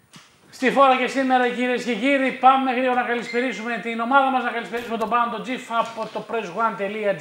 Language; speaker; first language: Greek; native; Greek